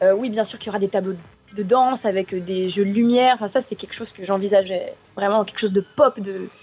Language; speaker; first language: French; native; French